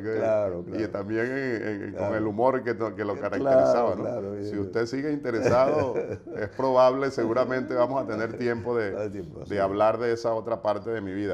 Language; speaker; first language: Spanish; native; Spanish